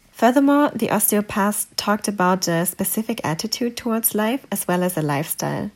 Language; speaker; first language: English; non-native, fluent; German